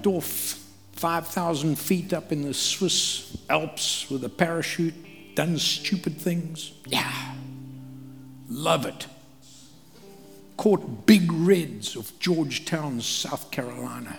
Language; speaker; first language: English; native; English